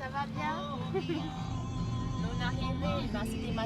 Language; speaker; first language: French; native; French